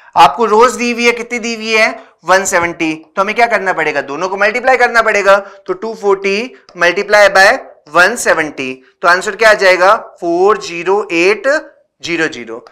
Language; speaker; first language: Hindi; native; Hindi